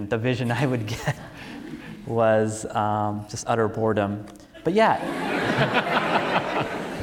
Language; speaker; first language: English; native; English